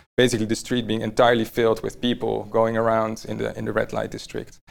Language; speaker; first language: English; non-native, fluent; Dutch